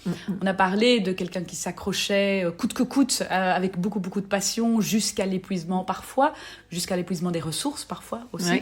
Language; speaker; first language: French; native; French